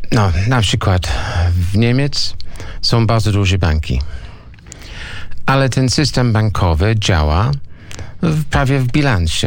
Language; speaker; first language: Polish; non-native, learner; English